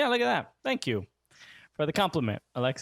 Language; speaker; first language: English; native; English